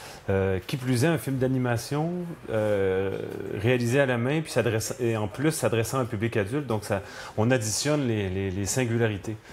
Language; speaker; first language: French; native; French